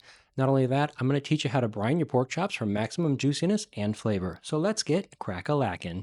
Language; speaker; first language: English; native; English